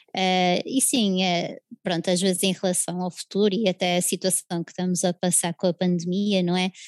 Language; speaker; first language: Portuguese; early bilingual, other home language; English